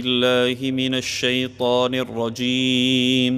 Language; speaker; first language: Arabic; native; Arabic